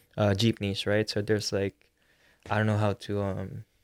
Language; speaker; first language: English; non-native, local second language; Filipino